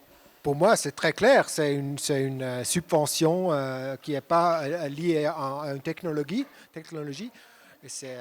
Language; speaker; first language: French; non-native, local second language; German